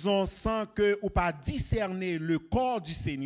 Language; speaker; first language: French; non-native, local second language; Haitian Creole